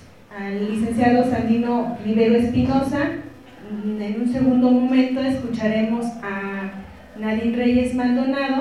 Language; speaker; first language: Spanish; native; Spanish